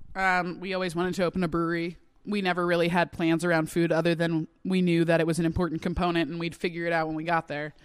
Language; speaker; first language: English; native; English